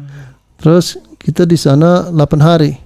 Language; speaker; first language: Indonesian; early bilingual, heritage; English